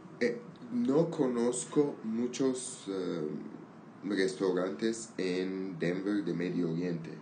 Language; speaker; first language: Spanish; non-native, learner; Armenian